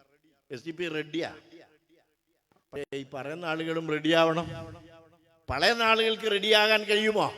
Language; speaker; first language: Malayalam; native; Malayalam